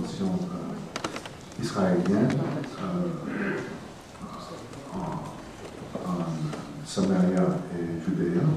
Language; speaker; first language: French; non-native, fluent; English